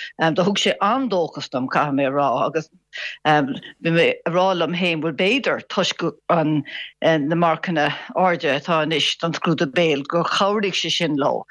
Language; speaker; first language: Irish; non-native, local second language; English